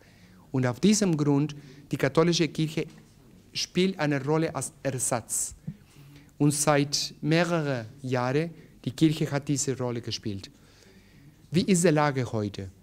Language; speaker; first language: German; non-native, learner; Spanish